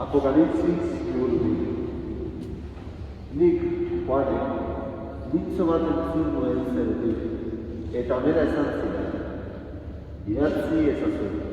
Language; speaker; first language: Basque; native; Basque